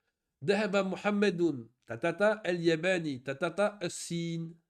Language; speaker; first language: Arabic; non-native, fluent; French